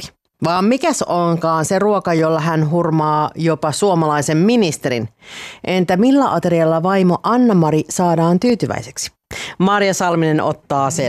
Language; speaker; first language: Finnish; native; Finnish